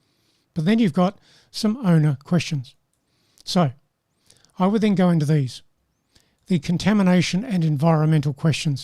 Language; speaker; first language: English; native; English